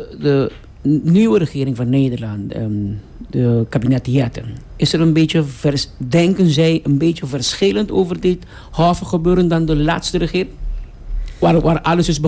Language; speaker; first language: Dutch; non-native, local second language; Papiamento